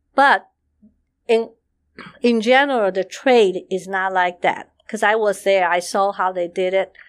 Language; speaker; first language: English; non-native, fluent; Chinese